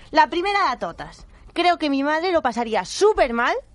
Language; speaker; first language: Catalan; non-native, local second language; Spanish